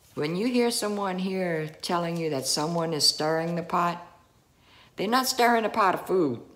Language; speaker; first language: English; native; English